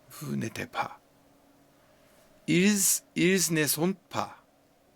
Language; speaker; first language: French; non-native, learner; English